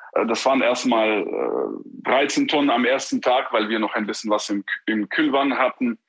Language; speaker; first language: German; non-native, fluent; Ukrainian